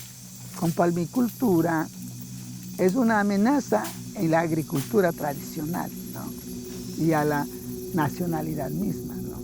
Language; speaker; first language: Spanish; non-native, local second language; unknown